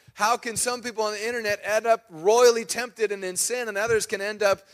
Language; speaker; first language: English; native; English